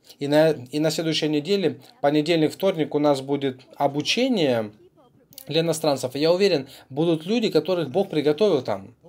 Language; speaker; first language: Russian; non-native, fluent; Korean